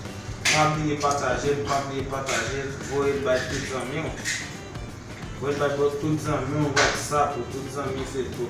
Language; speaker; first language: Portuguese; non-native, learner; Haitian Creole